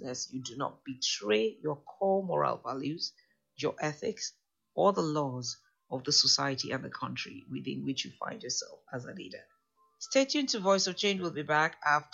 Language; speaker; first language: English; non-native, local second language; Yoruba